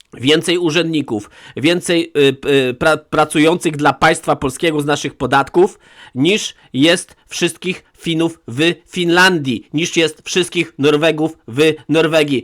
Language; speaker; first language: Polish; native; Polish